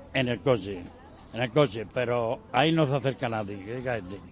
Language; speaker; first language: Spanish; native; Spanish